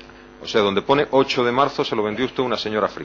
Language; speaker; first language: Spanish; native; Spanish